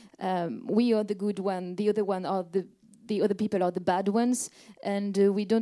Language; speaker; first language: English; non-native, fluent; French